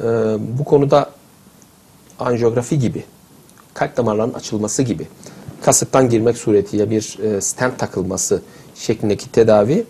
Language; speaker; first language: Turkish; native; Turkish